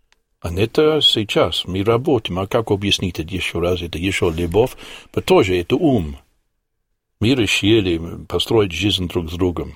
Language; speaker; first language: Russian; non-native, learner; English